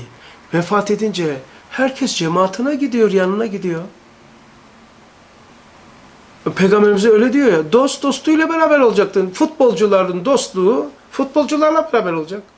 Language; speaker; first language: Turkish; native; Turkish